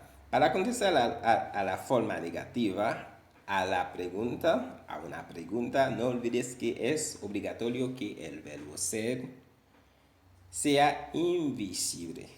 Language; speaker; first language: Spanish; non-native, fluent; Haitian Creole